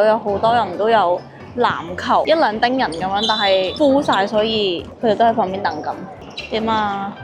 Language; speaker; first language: Cantonese; native; Cantonese